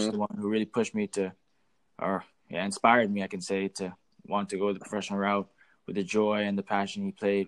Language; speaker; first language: English; native; English